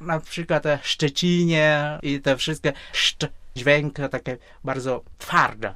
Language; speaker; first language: Polish; non-native, fluent; Vietnamese